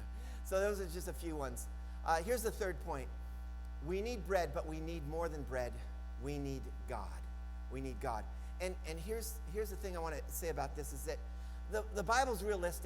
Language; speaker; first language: English; native; English